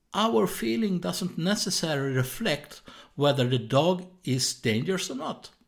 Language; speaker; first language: English; non-native, fluent; Swedish